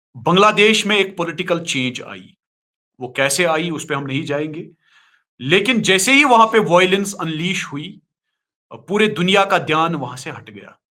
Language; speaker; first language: Urdu; non-native, local second language; Kashmiri